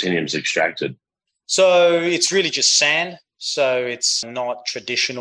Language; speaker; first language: English; native; English